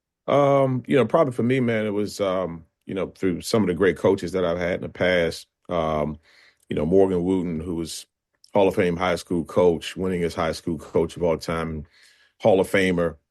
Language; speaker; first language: English; native; English